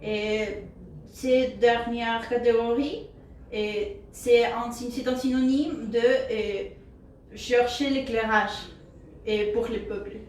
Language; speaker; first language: French; non-native, learner; Spanish